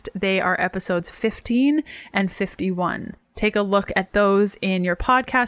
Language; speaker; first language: English; native; English